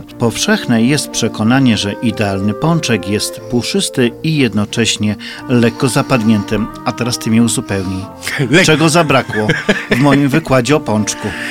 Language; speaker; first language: Polish; native; Polish